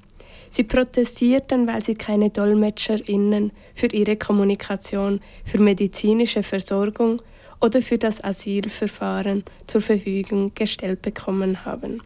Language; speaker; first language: German; native; German